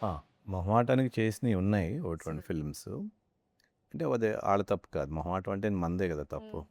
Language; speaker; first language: Telugu; native; Telugu